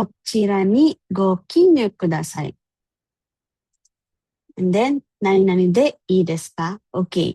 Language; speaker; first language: Japanese; non-native, fluent; Filipino